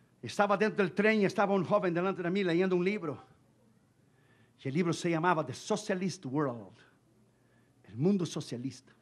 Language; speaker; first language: Spanish; non-native, fluent; Portuguese